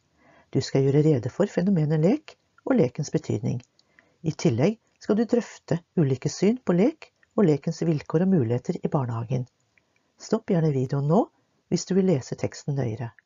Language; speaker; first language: Norwegian; native; Norwegian